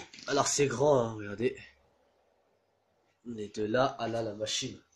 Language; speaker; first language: French; native; French